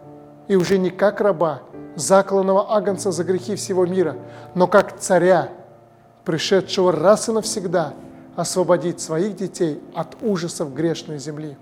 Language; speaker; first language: Russian; native; Russian